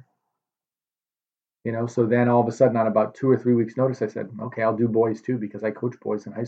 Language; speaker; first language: English; native; English